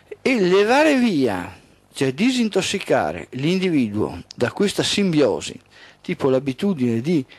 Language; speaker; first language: Italian; native; Italian